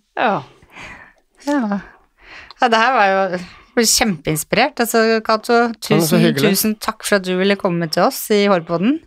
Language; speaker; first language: Norwegian; native; Norwegian